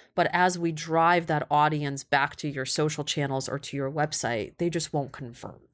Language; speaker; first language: English; early bilingual, other home language; Russian